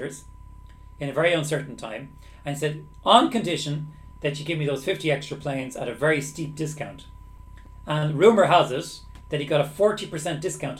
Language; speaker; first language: English; native; English